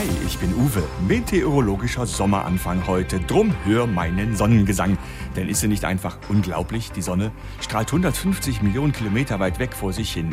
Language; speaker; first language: German; native; German